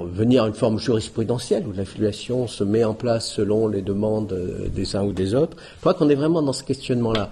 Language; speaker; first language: French; native; French